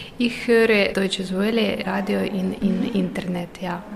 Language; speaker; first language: German; non-native, learner; Russian